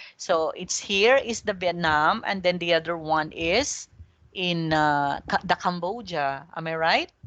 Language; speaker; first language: English; non-native, local second language; Filipino